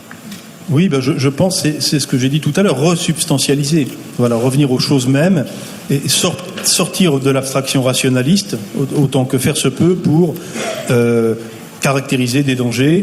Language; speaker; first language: French; native; French